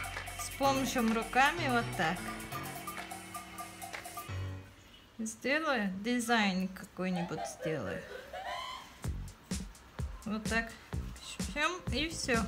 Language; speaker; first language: Russian; non-native, learner; Tajik